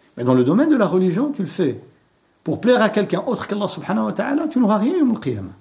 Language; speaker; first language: French; non-native, local second language; Arabic